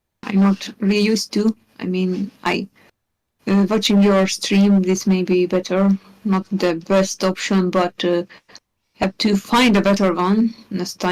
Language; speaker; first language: English; non-native, learner; Hungarian